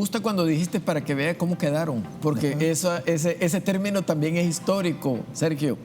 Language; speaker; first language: Spanish; native; Spanish